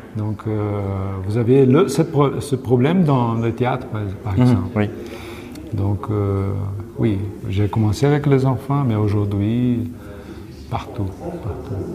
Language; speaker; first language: French; non-native, learner; Portuguese